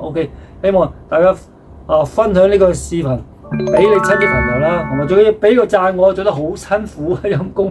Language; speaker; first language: Cantonese; native; Cantonese